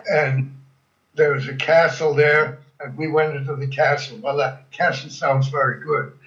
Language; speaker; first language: English; non-native, fluent; German